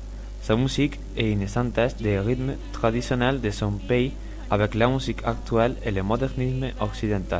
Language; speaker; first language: French; non-native, learner; Spanish